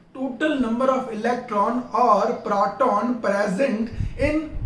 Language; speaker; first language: English; non-native, local second language; Gujarati